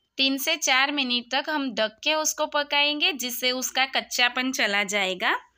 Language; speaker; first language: Hindi; non-native, local second language; Gujarati